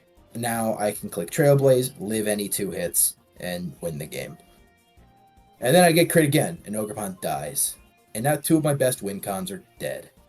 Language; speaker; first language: English; native; English